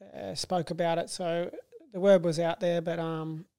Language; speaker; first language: English; native; English